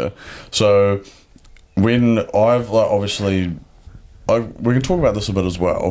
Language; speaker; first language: English; native; English